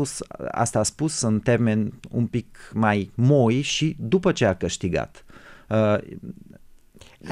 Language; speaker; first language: Romanian; non-native, fluent; Bulgarian